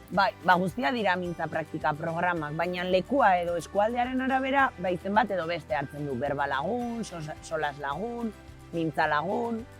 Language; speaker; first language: Basque; native; Basque